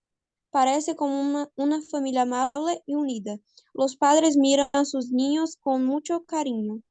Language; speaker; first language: Spanish; non-native, learner; Portuguese